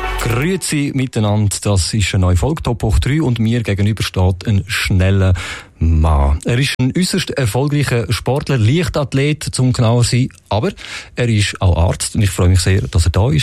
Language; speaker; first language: German; native; German